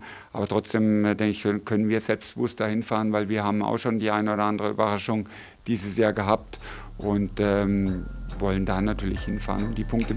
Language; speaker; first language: German; native; German